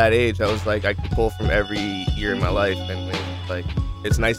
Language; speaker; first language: English; native; English